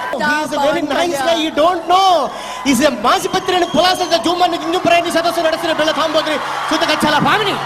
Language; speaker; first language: Telugu; native; Telugu